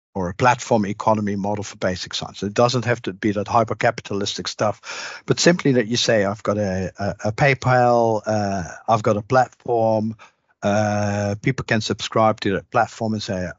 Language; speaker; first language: English; non-native, fluent; Dutch